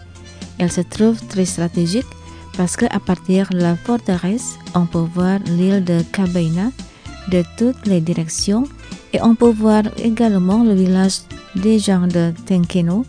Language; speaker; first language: French; non-native, fluent; Indonesian